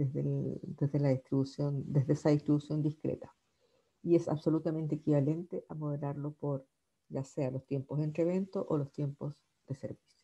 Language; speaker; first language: Spanish; native; Spanish